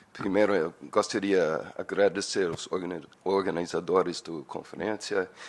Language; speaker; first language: Portuguese; non-native, learner; English